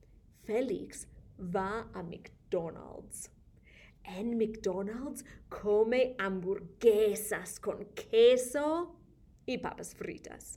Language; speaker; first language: Spanish; non-native, fluent; English